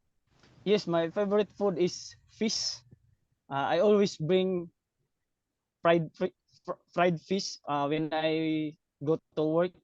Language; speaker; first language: English; non-native, learner; Cebuano